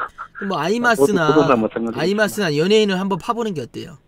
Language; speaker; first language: Korean; native; Korean